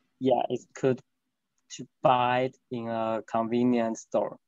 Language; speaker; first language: English; non-native, learner; Chinese